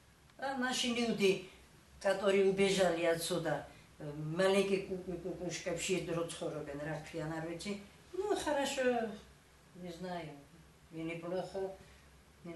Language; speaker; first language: Russian; non-native, local second language; Georgian